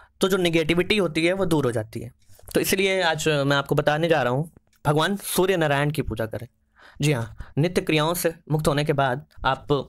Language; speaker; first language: Hindi; native; Hindi